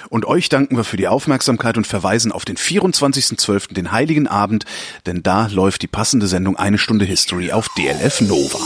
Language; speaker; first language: German; native; German